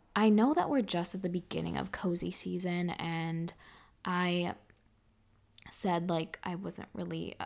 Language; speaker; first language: English; native; English